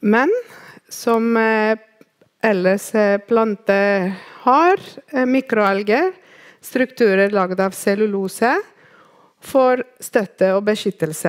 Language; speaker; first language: Norwegian; non-native, fluent; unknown